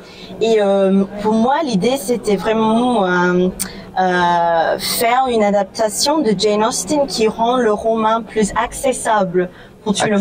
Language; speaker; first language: French; non-native, fluent; English